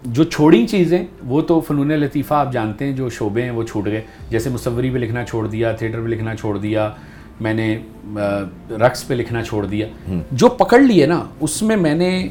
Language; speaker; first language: Urdu; native; Urdu